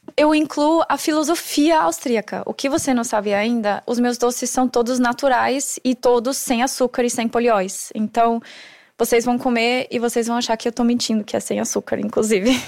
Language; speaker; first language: Portuguese; non-native, fluent; German